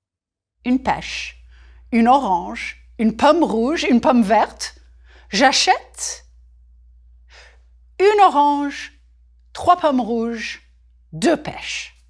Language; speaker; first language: French; non-native, fluent; English